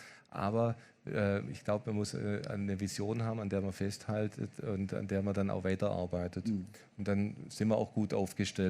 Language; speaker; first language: German; native; German